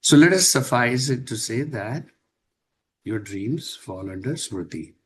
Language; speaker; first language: English; non-native, local second language; Marathi